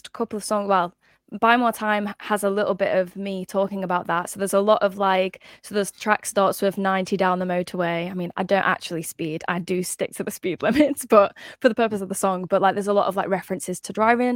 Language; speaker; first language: English; native; English